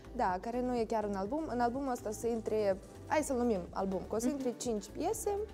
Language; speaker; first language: Romanian; native; Romanian